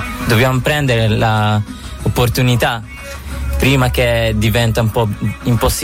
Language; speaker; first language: Italian; non-native, fluent; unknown